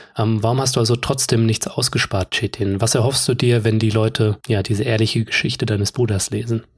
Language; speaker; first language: German; native; German